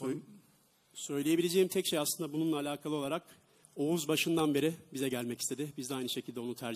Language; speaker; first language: Turkish; native; Turkish